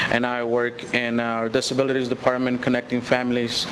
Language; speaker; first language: English; early bilingual, other home language; Spanish